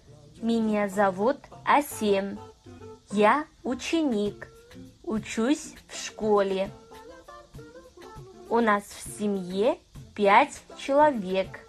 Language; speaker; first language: Russian; non-native, fluent; Kazakh